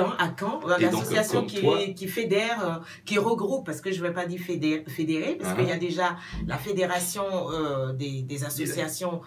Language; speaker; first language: French; non-native, local second language; Baoulé